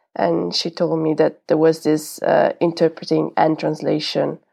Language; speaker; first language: English; non-native, fluent; Italian